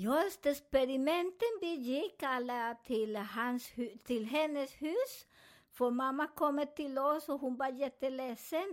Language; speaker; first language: Swedish; non-native, fluent; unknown